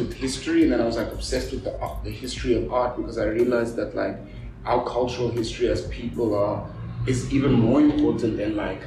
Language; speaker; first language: English; non-native, local second language; Afrikaans